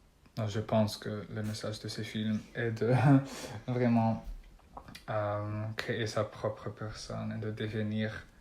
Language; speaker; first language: French; non-native, learner; Dutch